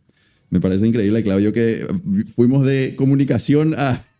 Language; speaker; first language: Spanish; native; Spanish